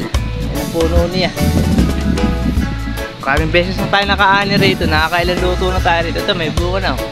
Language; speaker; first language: Filipino; native; Filipino